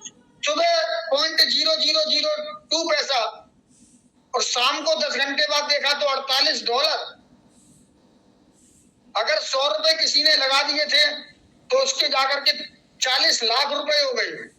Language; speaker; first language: Hindi; native; Hindi